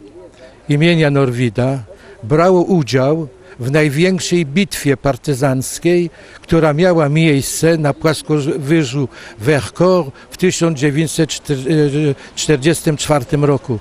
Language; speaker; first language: Polish; early bilingual, heritage; Polish